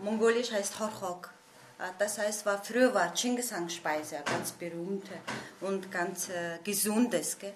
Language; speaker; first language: German; non-native, learner; Mongolian